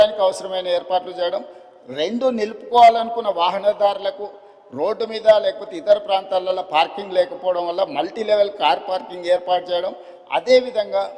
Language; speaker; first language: Telugu; native; Telugu